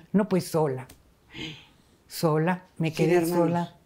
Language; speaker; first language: Spanish; native; Spanish